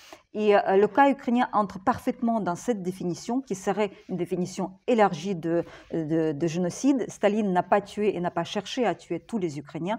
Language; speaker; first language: French; non-native, fluent; Ukrainian